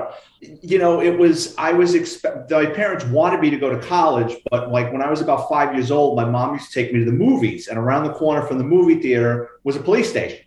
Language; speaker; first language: English; native; English